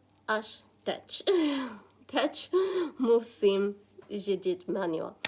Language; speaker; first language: Czech; non-native, learner; English